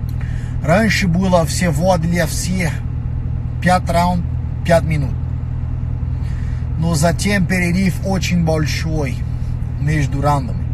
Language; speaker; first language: Russian; non-native, learner; Portuguese